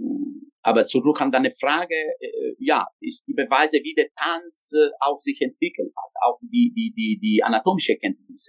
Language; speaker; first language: German; non-native, fluent; Italian